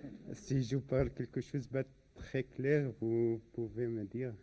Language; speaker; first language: French; non-native, learner; Arabic